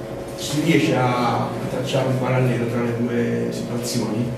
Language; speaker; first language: Italian; native; Italian